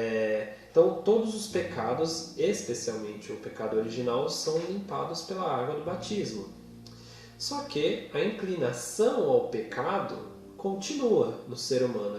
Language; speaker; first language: Portuguese; native; Portuguese